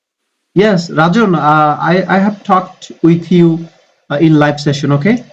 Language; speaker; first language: English; non-native, fluent; Bangla